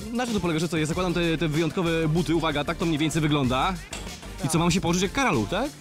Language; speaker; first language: Polish; native; Polish